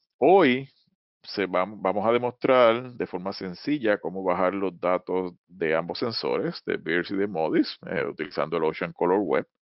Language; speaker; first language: Spanish; native; Spanish